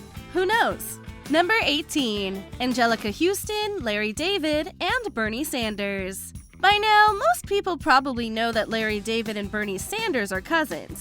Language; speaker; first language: English; native; English